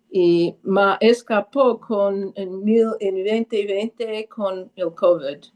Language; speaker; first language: Spanish; early bilingual, heritage; Spanish